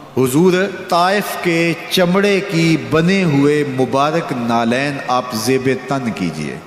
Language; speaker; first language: Urdu; non-native, local second language; Punjabi